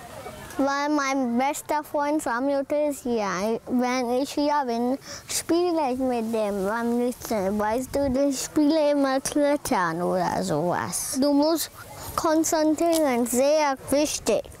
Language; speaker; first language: German; early bilingual, heritage; German